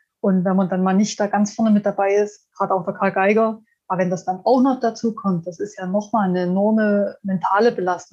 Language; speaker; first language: German; native; German